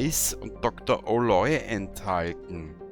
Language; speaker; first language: German; native; German